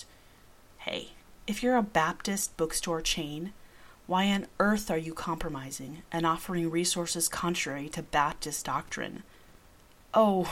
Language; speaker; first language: English; early bilingual, other home language; Spanish